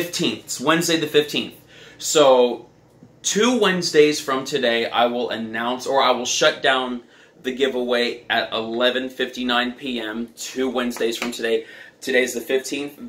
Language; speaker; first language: English; native; English